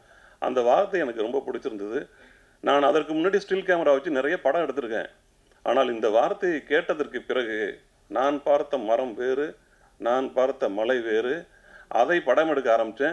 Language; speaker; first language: Tamil; native; Tamil